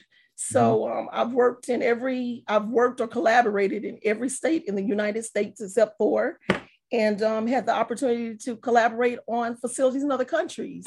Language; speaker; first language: English; native; English